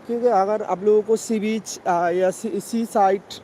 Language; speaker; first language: Hindi; non-native, local second language; Bangla